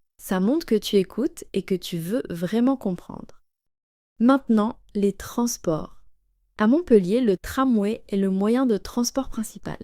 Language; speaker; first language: French; native; French